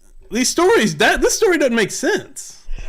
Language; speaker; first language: English; native; English